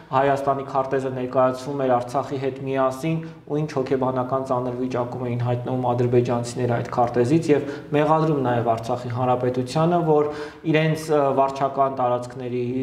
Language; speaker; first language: Armenian; native; Armenian